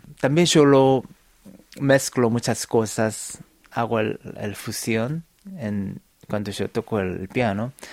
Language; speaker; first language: Spanish; non-native, fluent; Korean